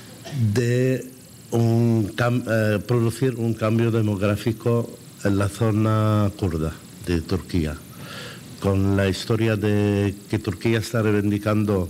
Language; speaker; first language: Spanish; non-native, fluent; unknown